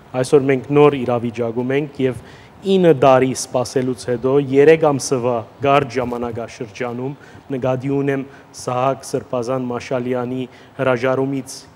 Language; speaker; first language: Armenian; early bilingual, heritage; Armenian